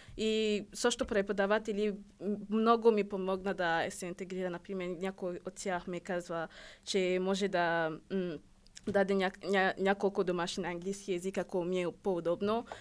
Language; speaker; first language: Bulgarian; non-native, learner; Rundi